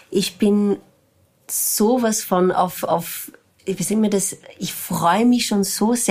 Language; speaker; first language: German; non-native, fluent; Portuguese